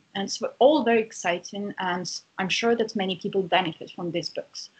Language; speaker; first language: English; non-native, fluent; Russian